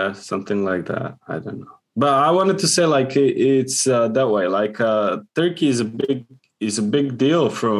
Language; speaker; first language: English; non-native, fluent; Macedonian